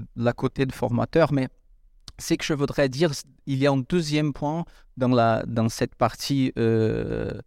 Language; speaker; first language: French; non-native, fluent; Portuguese